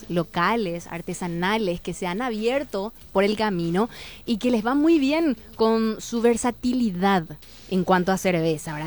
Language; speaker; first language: Spanish; native; Spanish